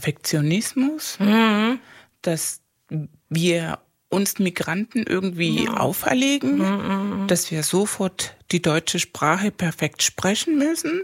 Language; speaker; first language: German; non-native, fluent; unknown